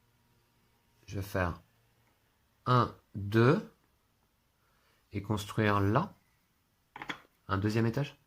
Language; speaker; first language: French; native; French